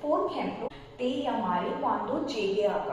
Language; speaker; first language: Spanish; non-native, fluent; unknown